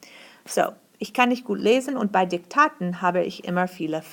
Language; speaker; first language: German; non-native, fluent; English